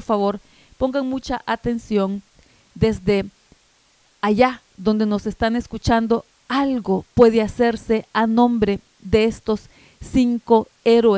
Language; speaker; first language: Spanish; native; Spanish